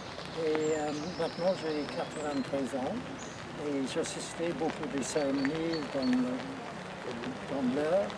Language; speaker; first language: French; non-native, learner; English